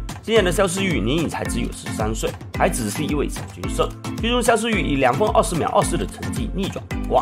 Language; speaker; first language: Chinese; native; Chinese